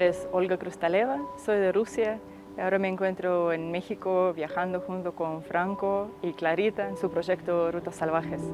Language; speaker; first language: Spanish; non-native, fluent; Russian